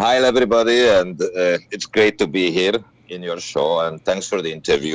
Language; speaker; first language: English; non-native, fluent; Hungarian